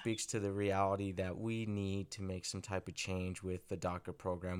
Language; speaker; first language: English; early bilingual, other home language; Spanish